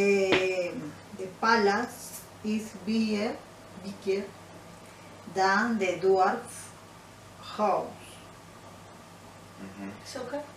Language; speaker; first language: English; non-native, learner; Spanish